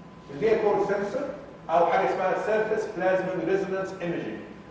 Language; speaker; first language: English; non-native, fluent; Arabic